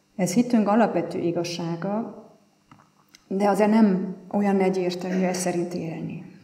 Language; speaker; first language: Hungarian; non-native, fluent; German